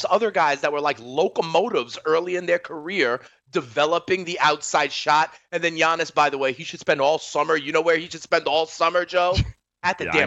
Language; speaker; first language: English; native; English